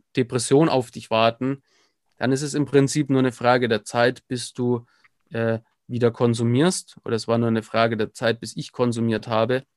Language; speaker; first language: German; native; German